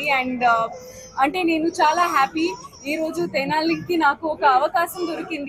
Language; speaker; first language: Telugu; non-native, learner; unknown